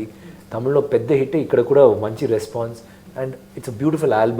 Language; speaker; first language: Telugu; non-native, learner; Tamil